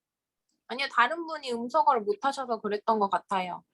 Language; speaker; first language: Korean; native; Korean